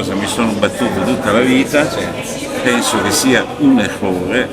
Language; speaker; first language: Italian; native; Italian